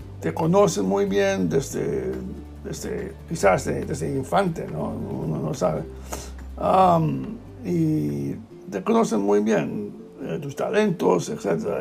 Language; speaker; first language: Spanish; non-native, learner; English